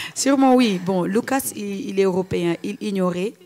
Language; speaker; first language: French; non-native, local second language; Wolof